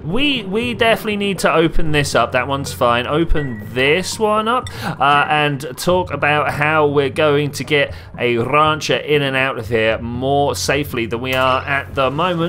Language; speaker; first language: English; native; English